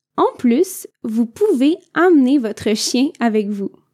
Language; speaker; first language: French; native; French